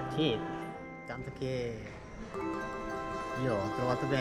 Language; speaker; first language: Italian; non-native, learner; Bangla